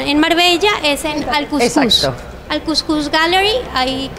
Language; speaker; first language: Spanish; native; Spanish